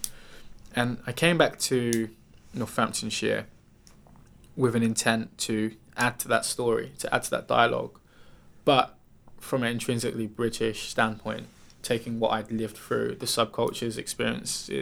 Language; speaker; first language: English; native; English